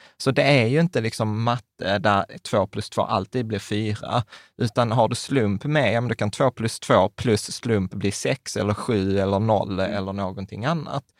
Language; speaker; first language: Swedish; early bilingual, other home language; Czech